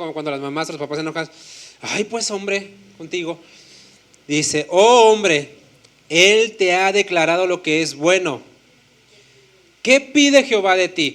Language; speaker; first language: Spanish; native; Spanish